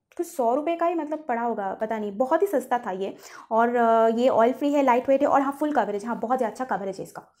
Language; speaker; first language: Hindi; non-native, local second language; Bangla